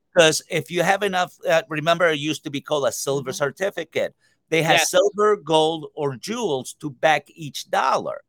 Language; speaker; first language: English; non-native, fluent; Spanish